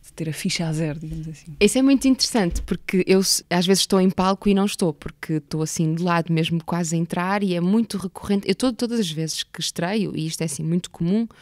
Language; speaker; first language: Portuguese; native; Portuguese